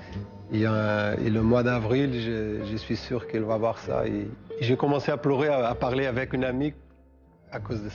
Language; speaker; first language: French; non-native, fluent; Portuguese